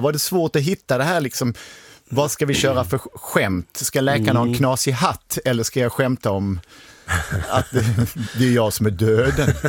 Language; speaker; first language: Swedish; native; Swedish